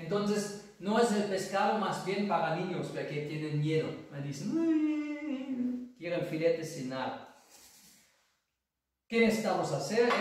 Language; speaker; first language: Spanish; non-native, fluent; German